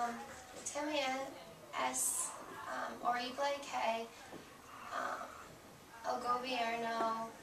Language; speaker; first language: Spanish; non-native, learner; English